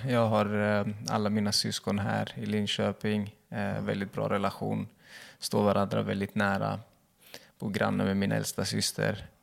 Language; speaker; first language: Swedish; early bilingual, other home language; Kurdish